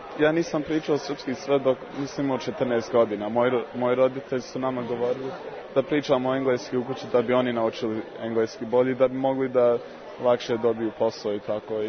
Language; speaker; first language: Serbian; early bilingual, heritage; English